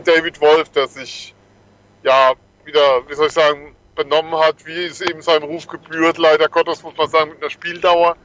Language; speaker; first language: German; native; German